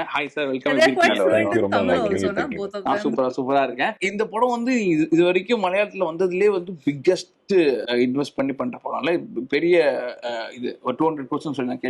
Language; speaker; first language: Tamil; native; Tamil